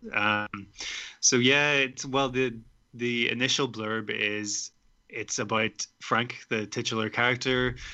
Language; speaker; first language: English; native; English